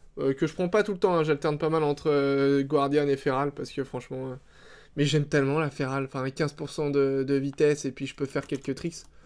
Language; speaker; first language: French; native; French